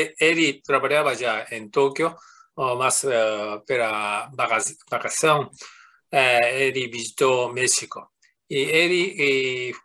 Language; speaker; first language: Spanish; non-native, fluent; Japanese